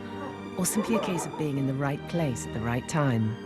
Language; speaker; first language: English; native; English